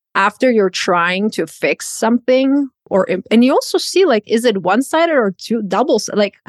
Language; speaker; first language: English; non-native, fluent; Croatian